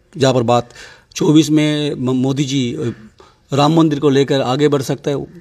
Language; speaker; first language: Hindi; non-native, local second language; Bangla